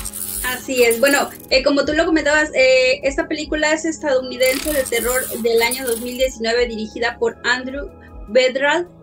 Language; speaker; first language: Spanish; native; Spanish